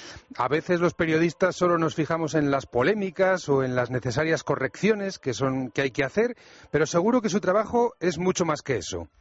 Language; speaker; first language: Spanish; native; Spanish